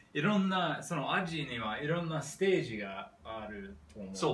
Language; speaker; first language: Japanese; non-native, learner; English